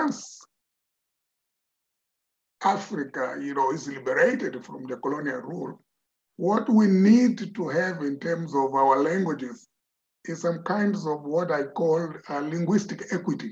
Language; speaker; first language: English; non-native, fluent; Tsonga